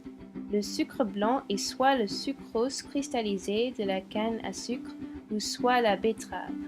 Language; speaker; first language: French; non-native, fluent; English